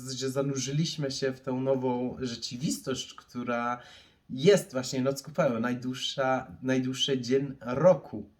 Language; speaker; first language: Polish; non-native, fluent; Persian